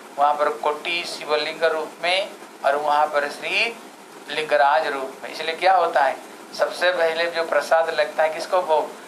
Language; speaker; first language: Hindi; non-native, local second language; Odia